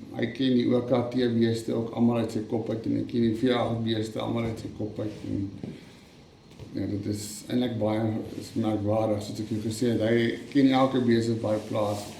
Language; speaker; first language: Afrikaans; native; Afrikaans